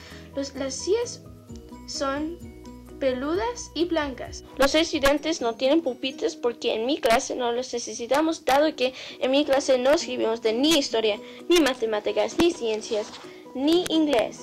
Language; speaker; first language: Spanish; non-native, learner; English